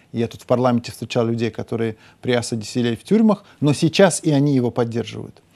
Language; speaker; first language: Russian; native; Russian